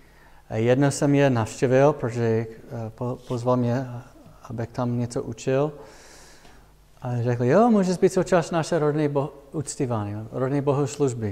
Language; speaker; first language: Czech; non-native, fluent; English